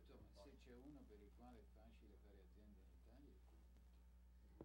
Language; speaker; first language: Italian; native; Italian